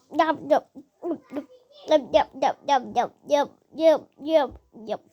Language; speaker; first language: Turkish; native; Turkish